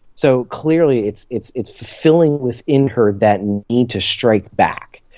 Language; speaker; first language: English; native; English